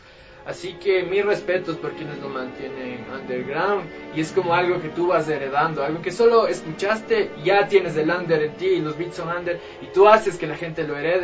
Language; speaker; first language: Spanish; native; Spanish